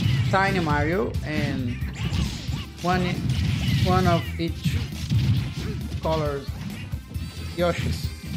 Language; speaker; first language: English; non-native, fluent; Portuguese